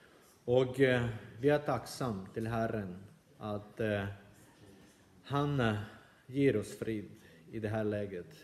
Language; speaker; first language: Swedish; non-native, fluent; Ukrainian